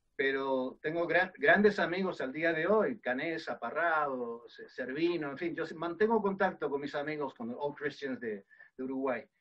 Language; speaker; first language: Spanish; early bilingual, other home language; Dutch